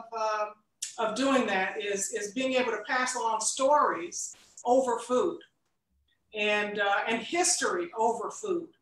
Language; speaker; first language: English; native; English